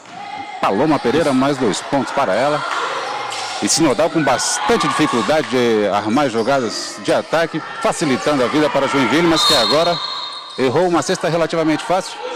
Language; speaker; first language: Portuguese; native; Portuguese